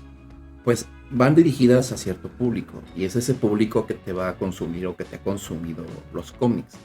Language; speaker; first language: Spanish; native; Spanish